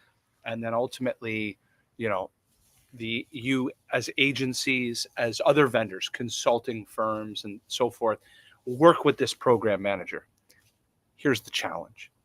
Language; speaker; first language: English; native; English